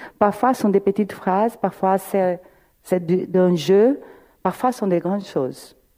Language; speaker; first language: French; non-native, fluent; Portuguese